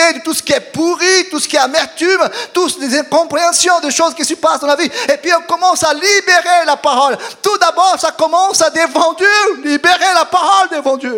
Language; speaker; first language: French; non-native, fluent; Portuguese